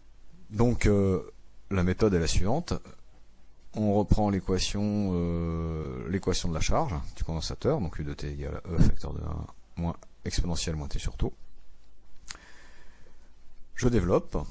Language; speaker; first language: French; native; French